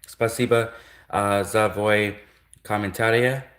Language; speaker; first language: Russian; non-native, learner; English